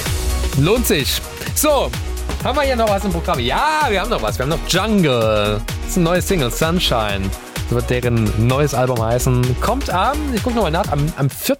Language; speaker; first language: German; native; German